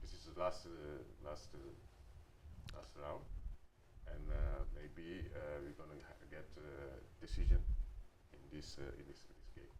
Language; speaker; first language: English; non-native, learner; Wolof